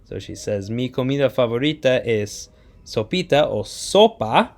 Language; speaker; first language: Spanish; non-native, fluent; English